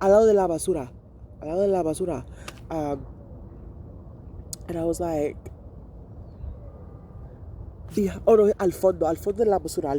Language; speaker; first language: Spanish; non-native, learner; English